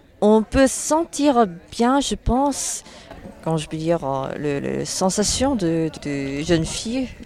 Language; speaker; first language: French; non-native, learner; Korean